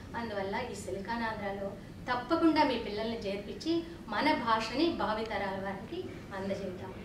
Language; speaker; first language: Telugu; native; Telugu